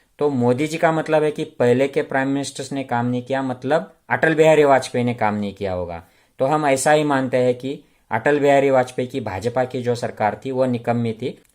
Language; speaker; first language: Hindi; non-native, local second language; Marathi